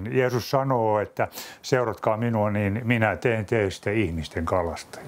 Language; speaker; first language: Finnish; native; Finnish